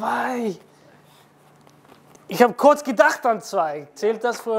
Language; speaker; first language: German; non-native, fluent; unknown